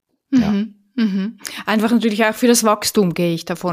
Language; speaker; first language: German; native; German